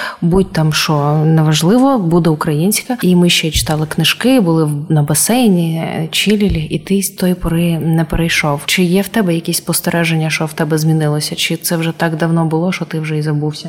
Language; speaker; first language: Ukrainian; non-native, local second language; Russian